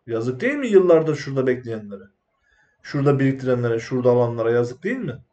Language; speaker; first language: Turkish; native; Turkish